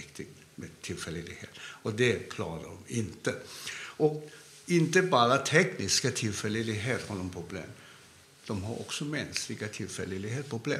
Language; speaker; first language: Swedish; non-native, fluent; Cantonese